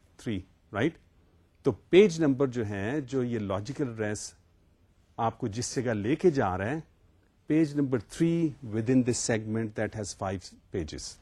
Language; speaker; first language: Urdu; native; Urdu